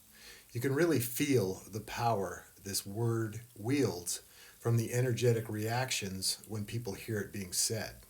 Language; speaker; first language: English; native; English